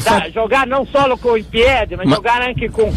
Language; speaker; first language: Italian; non-native, fluent; Portuguese